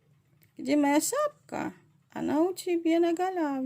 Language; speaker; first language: Russian; non-native, fluent; Indonesian